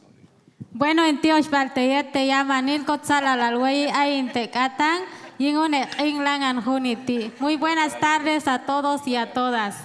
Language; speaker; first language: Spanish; non-native, local second language; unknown